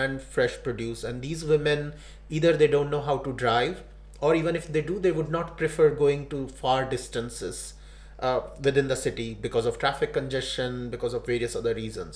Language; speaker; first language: English; non-native, local second language; Gujarati